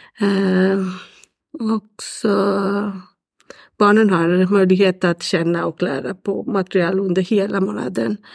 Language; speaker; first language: Swedish; non-native, learner; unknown